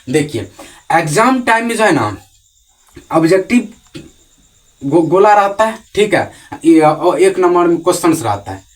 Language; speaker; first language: Hindi; native; Hindi